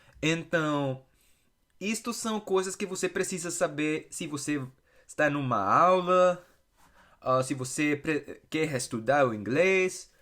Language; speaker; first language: Portuguese; non-native, fluent; English